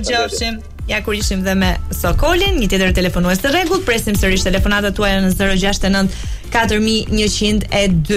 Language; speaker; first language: Albanian; native; Albanian